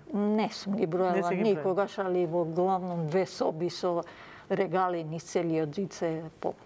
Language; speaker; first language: Macedonian; early bilingual, other home language; Serbian